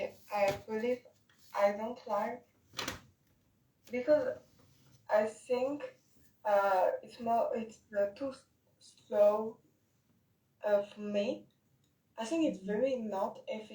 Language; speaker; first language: English; non-native, learner; French